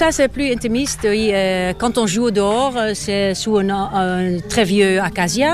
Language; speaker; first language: French; non-native, fluent; Dutch